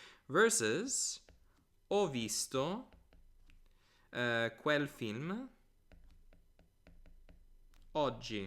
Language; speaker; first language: Italian; non-native, fluent; English